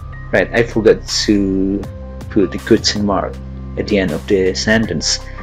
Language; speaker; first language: English; non-native, fluent; Indonesian